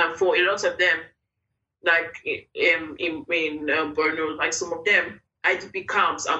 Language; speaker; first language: English; non-native, local second language; Yoruba